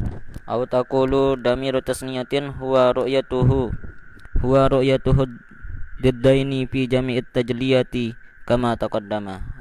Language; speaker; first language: Arabic; non-native, fluent; Indonesian